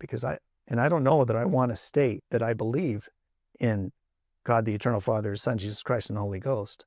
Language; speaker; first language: English; native; English